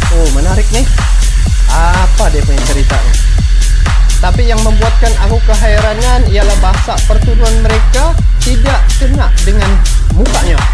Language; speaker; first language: Malay; native; Malay